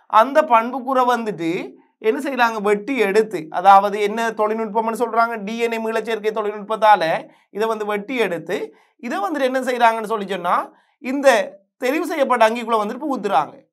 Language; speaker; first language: Tamil; native; Tamil